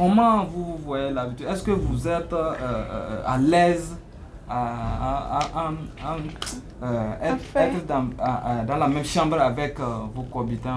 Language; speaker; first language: French; non-native, learner; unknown